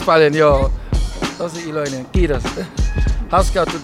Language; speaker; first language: Finnish; non-native, learner; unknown